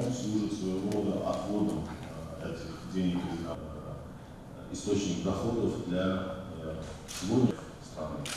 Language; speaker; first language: Russian; non-native, local second language; Azerbaijani